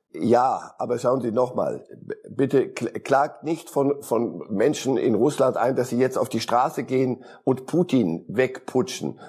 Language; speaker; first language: German; early bilingual, other home language; Polish